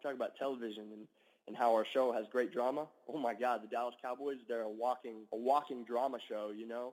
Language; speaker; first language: English; native; English